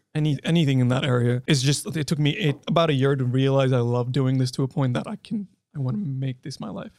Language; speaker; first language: English; non-native, local second language; Hindi